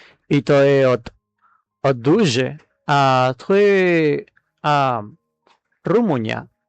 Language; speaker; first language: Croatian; non-native, learner; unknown